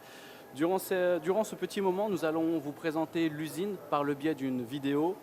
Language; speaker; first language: French; native; French